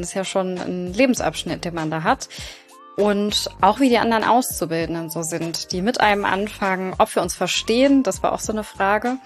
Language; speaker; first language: German; native; German